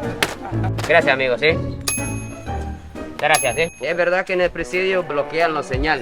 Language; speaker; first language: Spanish; non-native, fluent; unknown